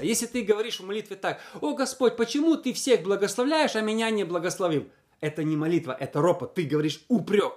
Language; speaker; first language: Russian; native; Russian